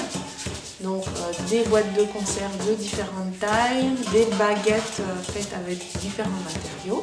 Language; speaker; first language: French; native; French